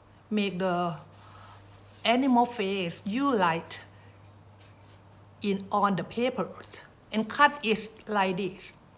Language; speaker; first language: English; non-native, learner; Thai